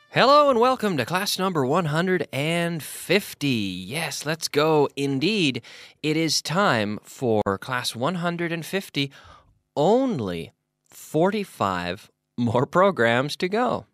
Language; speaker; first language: English; native; English